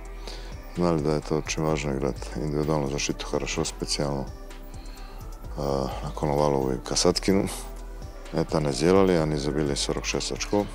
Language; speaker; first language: Russian; non-native, fluent; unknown